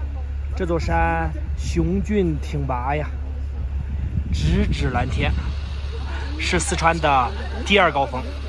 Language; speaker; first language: Chinese; native; Chinese